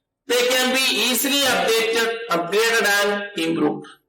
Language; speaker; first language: English; non-native, local second language; Malayalam